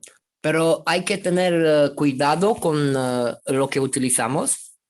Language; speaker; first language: Spanish; non-native, fluent; Romanian